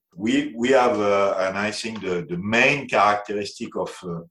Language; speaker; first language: English; non-native, fluent; French